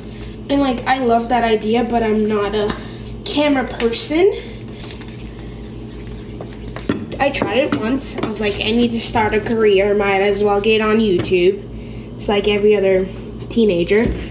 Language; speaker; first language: English; non-native, fluent; Kabuverdianu